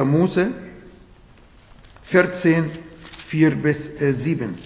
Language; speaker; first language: German; non-native, fluent; Arabic